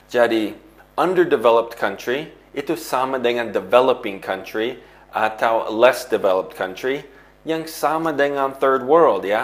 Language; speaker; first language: Indonesian; non-native, fluent; English